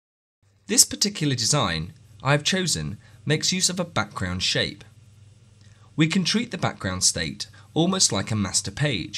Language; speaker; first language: English; native; English